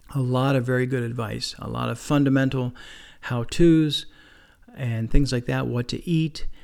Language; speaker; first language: English; native; English